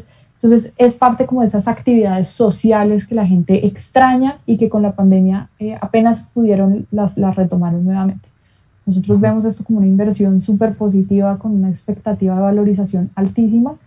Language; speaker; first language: Spanish; native; Spanish